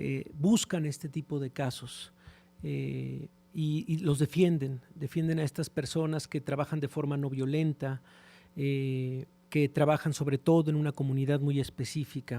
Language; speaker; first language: Spanish; native; Spanish